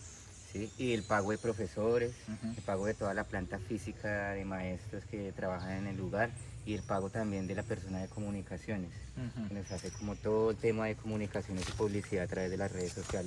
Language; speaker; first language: Spanish; native; Spanish